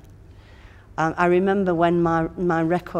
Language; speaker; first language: English; native; English